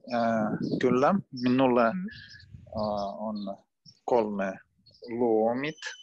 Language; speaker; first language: Finnish; non-native, learner; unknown